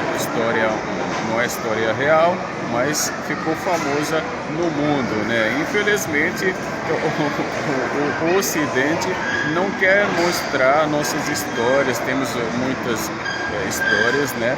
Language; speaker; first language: Portuguese; non-native, fluent; Arabic